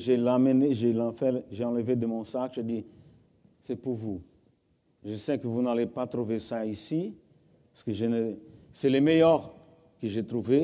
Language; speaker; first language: French; non-native, fluent; Portuguese